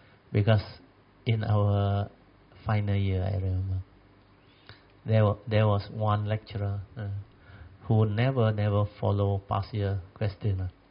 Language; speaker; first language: English; non-native, local second language; Min Nan Chinese